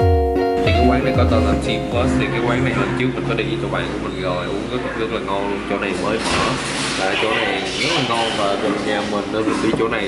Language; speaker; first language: Vietnamese; early bilingual, other home language; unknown